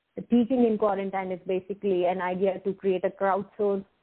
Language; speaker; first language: English; non-native, local second language; Hindi